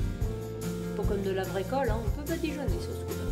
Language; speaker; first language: French; native; French